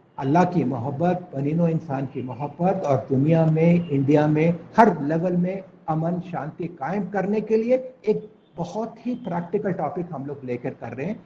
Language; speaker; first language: Urdu; non-native, local second language; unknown